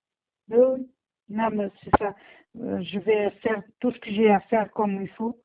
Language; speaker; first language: French; non-native, learner; Portuguese